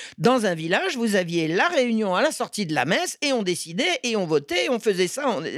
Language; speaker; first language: French; native; French